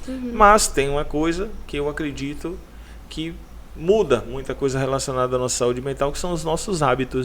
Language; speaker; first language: Portuguese; native; Portuguese